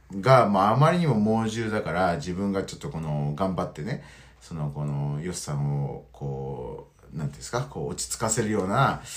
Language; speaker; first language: Japanese; native; Japanese